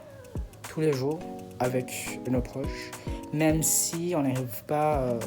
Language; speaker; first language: French; non-native, fluent; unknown